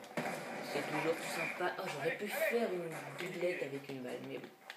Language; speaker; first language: French; native; French